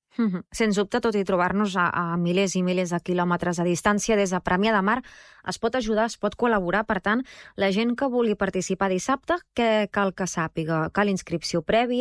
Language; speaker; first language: Catalan; native; Catalan